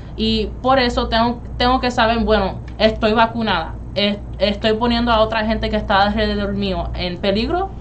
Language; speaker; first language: Spanish; early bilingual, heritage; Spanish